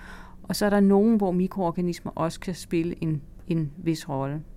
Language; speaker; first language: Danish; native; Danish